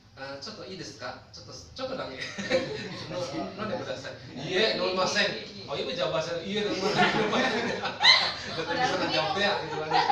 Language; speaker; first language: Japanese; non-native, fluent; Indonesian